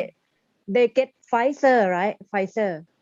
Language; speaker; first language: English; non-native, learner; Thai